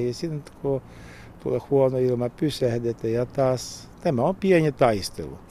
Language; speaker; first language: Finnish; non-native, learner; Russian